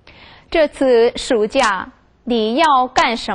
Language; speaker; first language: Chinese; non-native, fluent; Korean